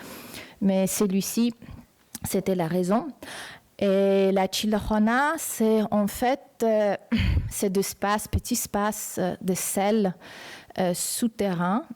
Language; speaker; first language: French; non-native, fluent; Uzbek